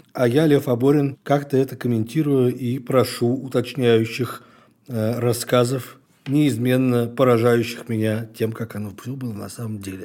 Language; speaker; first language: Russian; native; Russian